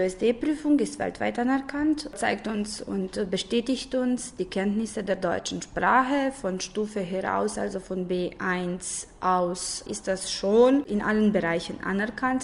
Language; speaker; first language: German; non-native, fluent; Romanian